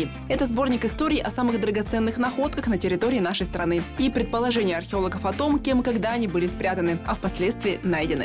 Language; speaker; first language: Russian; native; Russian